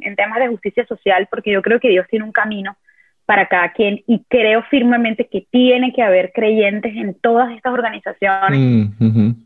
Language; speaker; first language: Spanish; native; Spanish